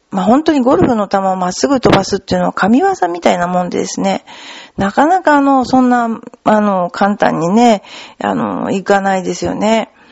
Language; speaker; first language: Japanese; native; Japanese